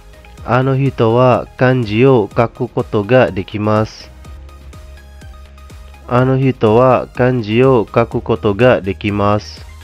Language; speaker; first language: Japanese; non-native, fluent; Indonesian